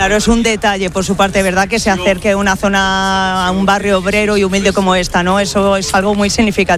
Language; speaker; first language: Spanish; native; Spanish